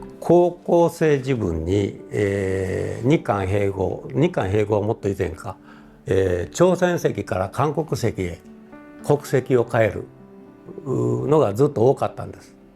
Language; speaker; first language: Japanese; native; Japanese